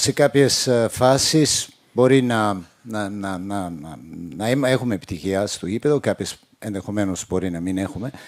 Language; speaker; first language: Greek; non-native, fluent; Serbian